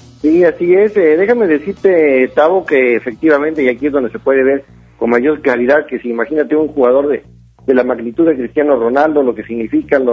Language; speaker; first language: Spanish; native; Spanish